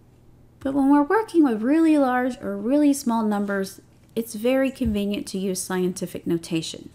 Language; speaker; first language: English; native; English